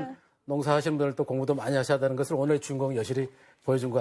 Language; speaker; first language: Korean; native; Korean